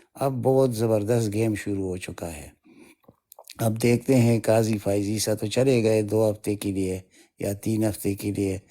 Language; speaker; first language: Urdu; non-native, local second language; Pashto